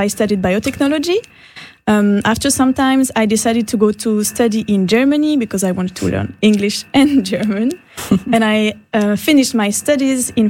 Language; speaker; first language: English; non-native, fluent; French